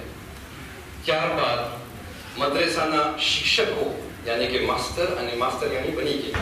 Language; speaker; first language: Gujarati; early bilingual, heritage; Gujarati